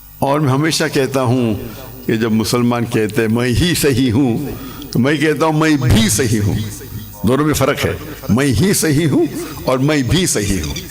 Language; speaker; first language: Urdu; non-native, local second language; English